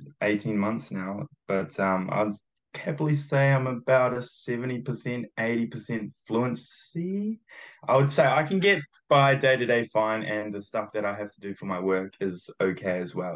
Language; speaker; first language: English; early bilingual, other home language; Japanese